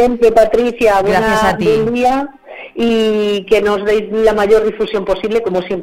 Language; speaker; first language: Spanish; native; Spanish